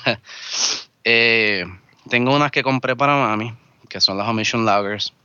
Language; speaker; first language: Spanish; native; Spanish